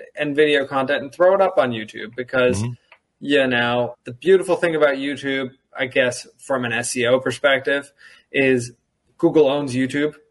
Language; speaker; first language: English; early bilingual, other home language; German